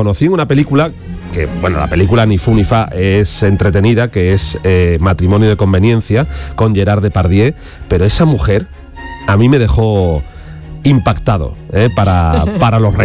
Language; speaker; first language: Spanish; native; Spanish